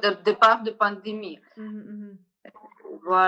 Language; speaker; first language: French; non-native, learner; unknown